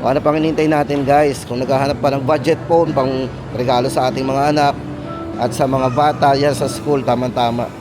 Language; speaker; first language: Filipino; native; Filipino